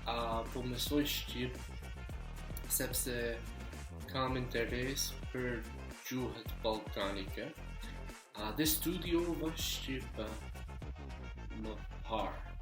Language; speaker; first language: Albanian; non-native, learner; English